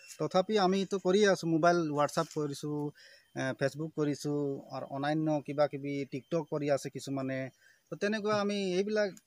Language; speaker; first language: Assamese; non-native, local second language; Sadri